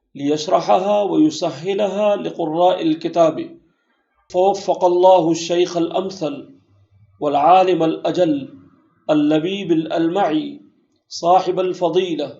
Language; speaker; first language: Arabic; non-native, fluent; Urdu